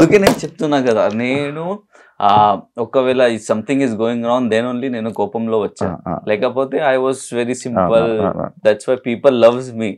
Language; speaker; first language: Telugu; non-native, learner; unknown